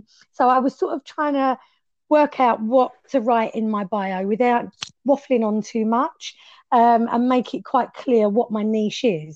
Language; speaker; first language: English; native; English